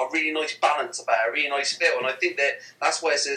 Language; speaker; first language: English; native; English